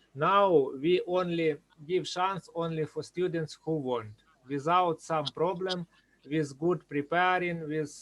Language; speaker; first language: English; non-native, learner; Ukrainian